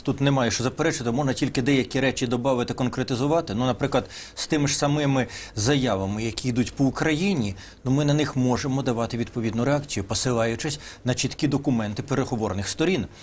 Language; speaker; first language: Ukrainian; native; Ukrainian